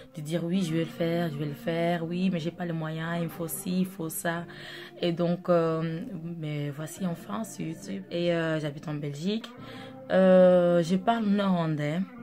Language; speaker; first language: French; non-native, local second language; Portuguese